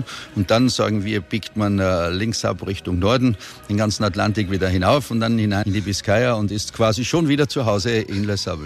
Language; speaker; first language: German; native; German